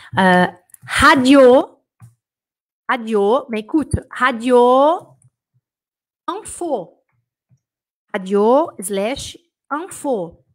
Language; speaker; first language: French; non-native, fluent; Portuguese